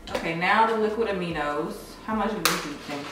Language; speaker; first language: English; native; English